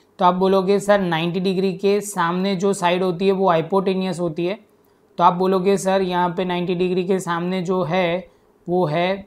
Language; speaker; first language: Hindi; non-native, local second language; Gujarati